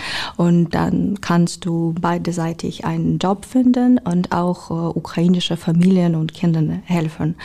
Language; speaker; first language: German; non-native, fluent; Ukrainian